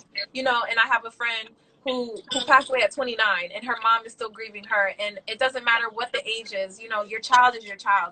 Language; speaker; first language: English; native; English